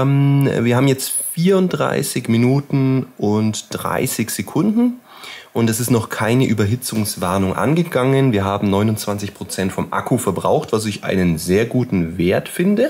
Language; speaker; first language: German; native; German